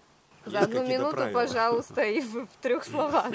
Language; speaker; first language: Russian; native; Russian